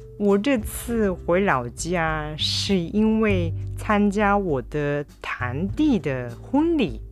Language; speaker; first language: Chinese; non-native, fluent; Japanese